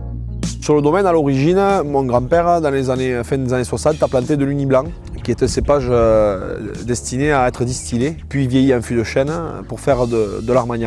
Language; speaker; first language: French; native; French